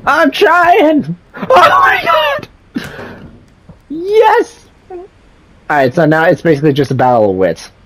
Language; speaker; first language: English; native; English